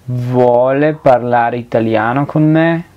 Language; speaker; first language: Italian; non-native, fluent; Spanish